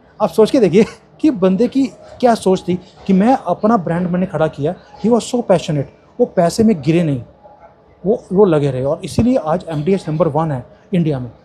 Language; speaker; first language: Hindi; native; Hindi